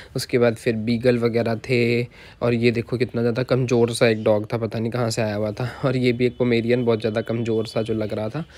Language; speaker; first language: Hindi; native; Hindi